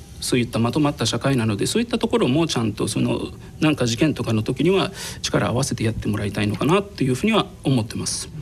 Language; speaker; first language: Japanese; non-native, fluent; Arabic